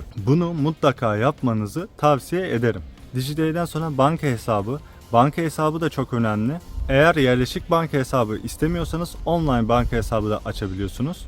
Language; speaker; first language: Turkish; native; Turkish